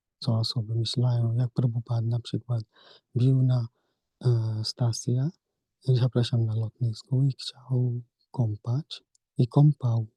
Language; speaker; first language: Polish; non-native, learner; Hindi